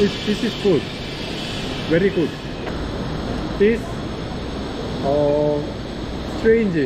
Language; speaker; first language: English; non-native, fluent; Finnish